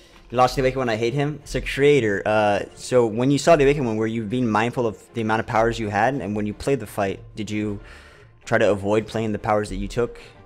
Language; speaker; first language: English; early bilingual, other home language; Spanish